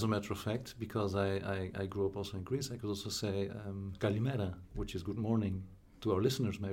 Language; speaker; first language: English; non-native, fluent; Dutch